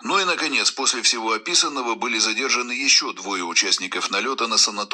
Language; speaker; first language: Russian; native; Russian